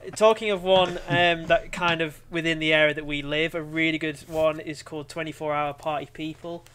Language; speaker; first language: English; native; English